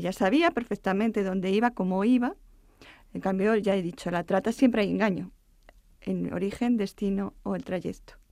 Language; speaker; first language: Spanish; native; Spanish